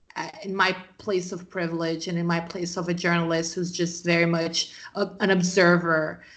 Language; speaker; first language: English; non-native, fluent; Portuguese